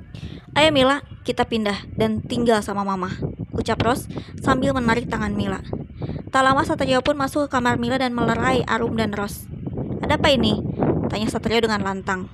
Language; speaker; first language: Indonesian; native; Indonesian